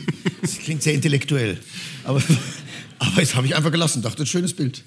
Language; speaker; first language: German; native; German